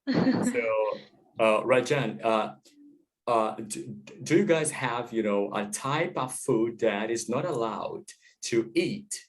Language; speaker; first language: English; non-native, fluent; Portuguese